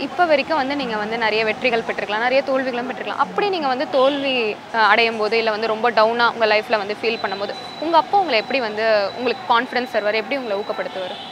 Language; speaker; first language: Tamil; native; Tamil